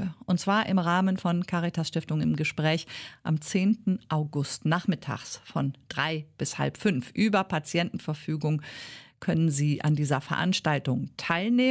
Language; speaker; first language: German; native; German